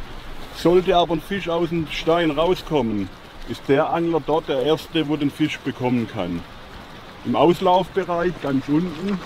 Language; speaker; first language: German; native; German